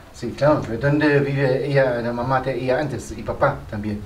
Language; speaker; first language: Spanish; non-native, learner; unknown